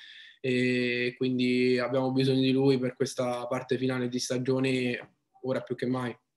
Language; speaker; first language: Italian; native; Italian